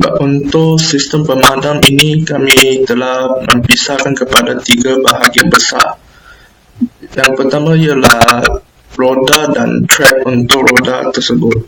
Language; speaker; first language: Malay; non-native, local second language; Chinese